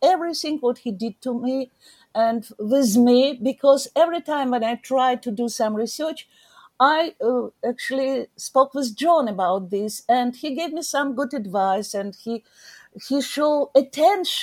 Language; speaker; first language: English; non-native, learner; Ukrainian